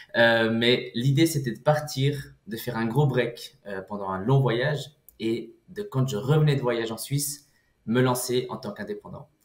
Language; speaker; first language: French; early bilingual, other home language; Portuguese